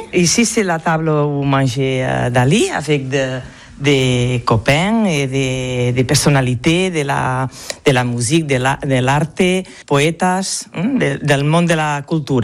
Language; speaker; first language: French; non-native, learner; Catalan